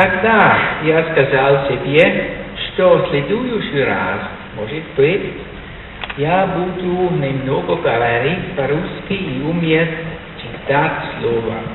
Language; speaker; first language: Russian; non-native, learner; German